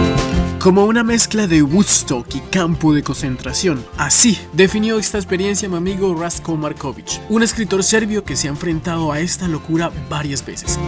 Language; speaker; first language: Spanish; native; Spanish